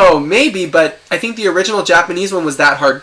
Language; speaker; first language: English; native; English